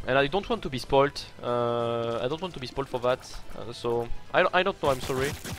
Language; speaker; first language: English; non-native, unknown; French